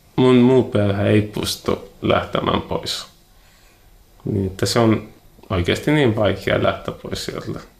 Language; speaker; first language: Finnish; non-native, learner; Arabic